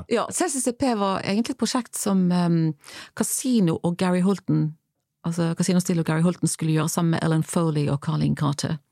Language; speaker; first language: Norwegian; non-native, fluent; English